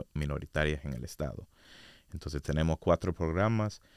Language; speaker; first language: Spanish; non-native, fluent; English